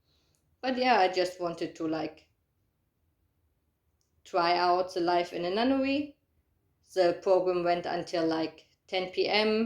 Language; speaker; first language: English; non-native, fluent; German